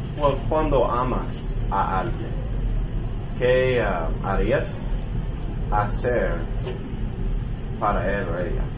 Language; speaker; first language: Spanish; non-native, learner; English